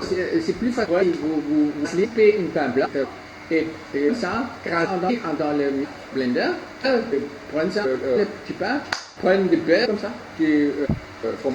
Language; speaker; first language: French; non-native, learner; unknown